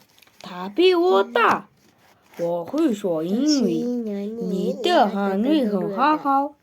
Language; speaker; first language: Chinese; non-native, learner; Mongolian